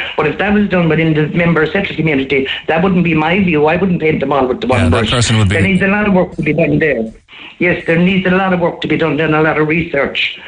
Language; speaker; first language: English; native; English